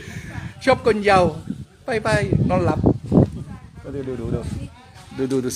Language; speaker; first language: Thai; non-native, learner; French